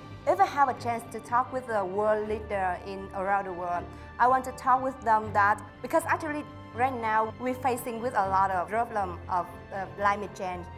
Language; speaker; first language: English; non-native, learner; Vietnamese